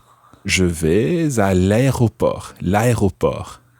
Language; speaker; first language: French; non-native, fluent; English